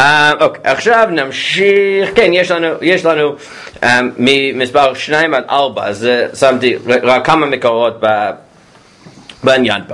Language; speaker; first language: Hebrew; non-native, fluent; English